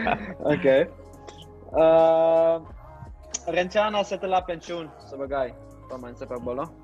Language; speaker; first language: Indonesian; non-native, learner; Dutch